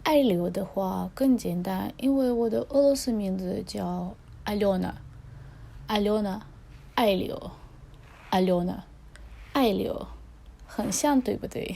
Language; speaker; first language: Chinese; non-native, fluent; Russian